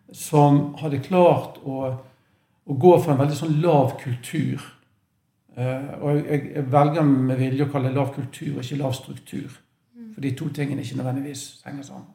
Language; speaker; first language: Norwegian; native; Norwegian